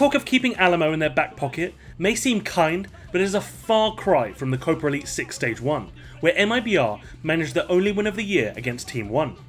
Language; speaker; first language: English; native; English